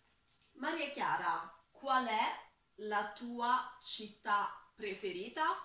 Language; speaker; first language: Italian; non-native, learner; French